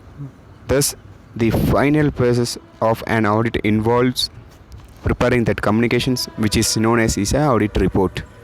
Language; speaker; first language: English; non-native, local second language; Tamil